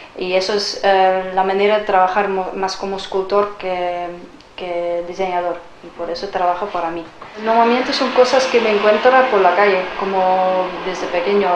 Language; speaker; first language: Spanish; non-native, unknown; Dutch